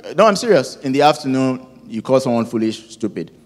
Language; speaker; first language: English; non-native, local second language; Yoruba